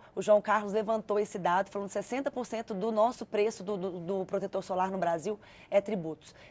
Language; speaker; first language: Portuguese; native; Portuguese